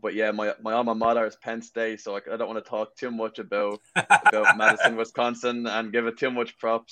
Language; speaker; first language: English; native; English